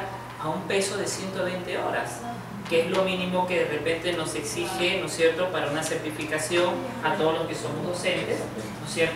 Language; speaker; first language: Spanish; native; Spanish